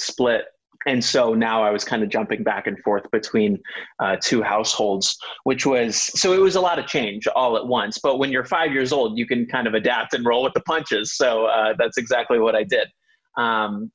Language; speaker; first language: English; native; English